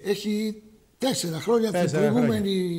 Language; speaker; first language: Greek; early bilingual, heritage; Greek